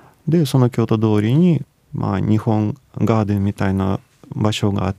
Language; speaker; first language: Japanese; non-native, fluent; Russian